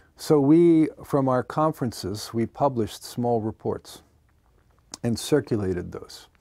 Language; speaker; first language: English; native; English